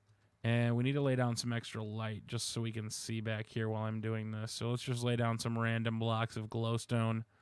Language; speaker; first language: English; native; English